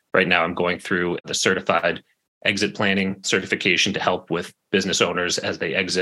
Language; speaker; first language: English; native; English